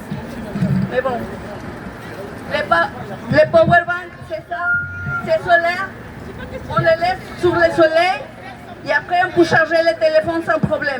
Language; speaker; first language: French; non-native, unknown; Spanish